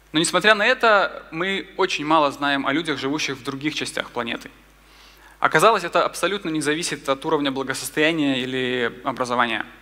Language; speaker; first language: Russian; native; Russian